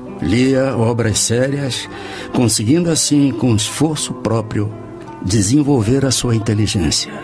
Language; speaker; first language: Portuguese; native; Portuguese